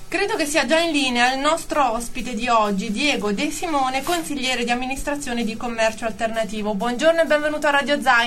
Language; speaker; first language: Italian; native; Italian